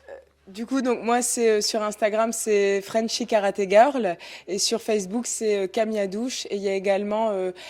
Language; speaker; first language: French; native; French